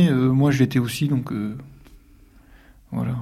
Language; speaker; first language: French; native; French